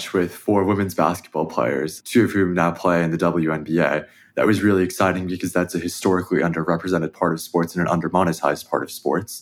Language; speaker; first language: English; native; English